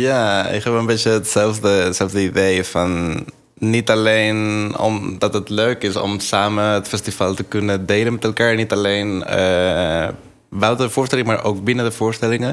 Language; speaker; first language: Dutch; non-native, fluent; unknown